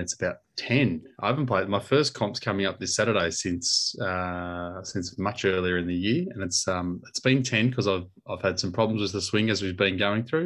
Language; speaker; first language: English; native; English